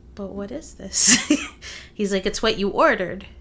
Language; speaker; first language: English; early bilingual, other home language; Spanish